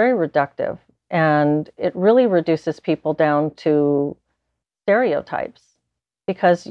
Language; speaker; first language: English; native; English